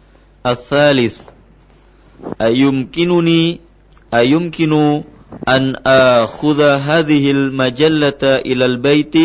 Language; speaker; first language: Arabic; non-native, learner; Indonesian